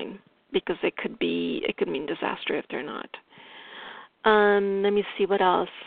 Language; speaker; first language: English; non-native, fluent; Italian